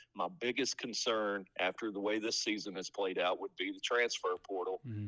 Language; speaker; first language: English; native; English